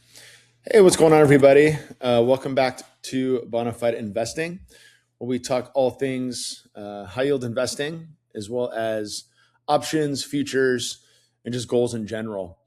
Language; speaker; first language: English; native; English